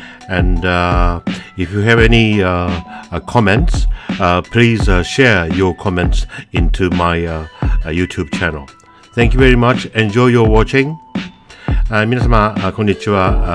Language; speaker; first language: English; non-native, fluent; Japanese